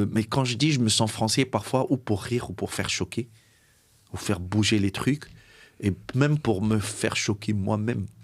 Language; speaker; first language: French; non-native, local second language; Arabic